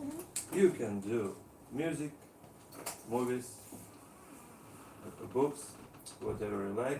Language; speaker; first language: English; non-native, learner; Russian